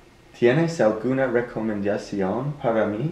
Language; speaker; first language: Spanish; non-native, learner; English